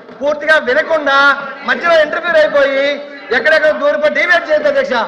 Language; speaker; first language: Telugu; native; Telugu